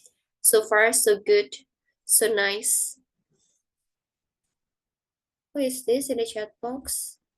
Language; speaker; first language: English; non-native, fluent; Indonesian